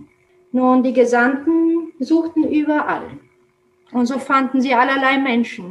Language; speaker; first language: German; non-native, fluent; Romanian